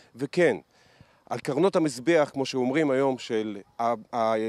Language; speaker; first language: Hebrew; early bilingual, other home language; Russian